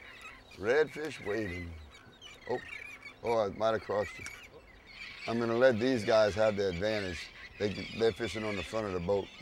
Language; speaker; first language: English; native; English